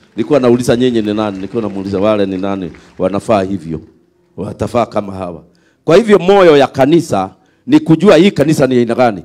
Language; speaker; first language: Swahili; non-native, local second language; Kikuyu